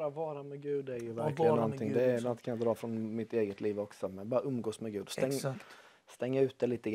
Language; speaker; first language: Swedish; native; Swedish